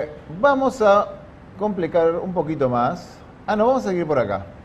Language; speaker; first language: Spanish; native; Spanish